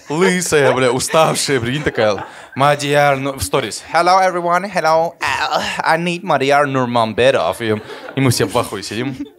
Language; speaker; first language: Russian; native; Russian